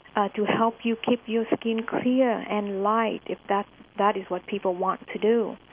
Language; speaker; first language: English; early bilingual, other home language; Vietnamese